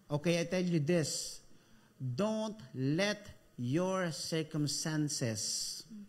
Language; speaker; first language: English; non-native, local second language; Filipino